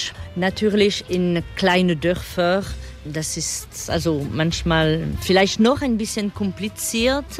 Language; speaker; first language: German; non-native, fluent; French